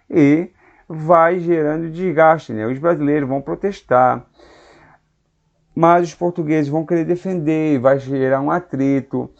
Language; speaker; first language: Portuguese; native; Portuguese